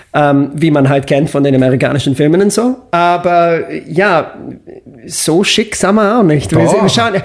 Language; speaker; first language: German; non-native, fluent; English